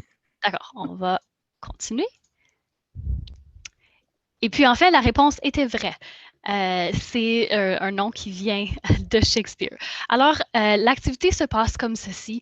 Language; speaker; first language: French; native; French